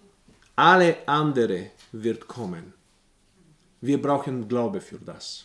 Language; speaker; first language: German; non-native, learner; Bulgarian